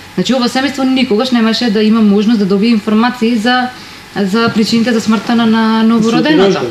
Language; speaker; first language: Macedonian; non-native, local second language; Romany